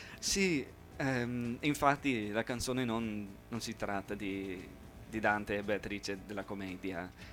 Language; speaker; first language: Italian; non-native, fluent; English